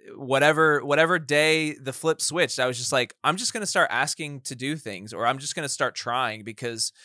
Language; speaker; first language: English; native; English